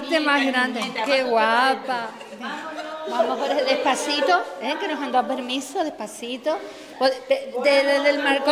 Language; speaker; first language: Spanish; native; Spanish